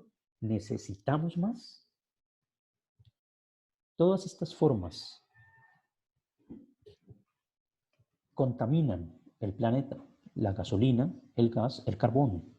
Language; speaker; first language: Spanish; native; Spanish